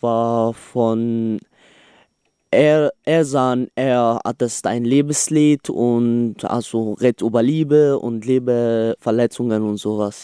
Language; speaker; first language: German; non-native, learner; Arabic